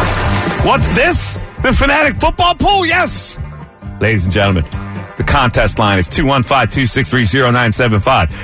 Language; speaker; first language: English; native; English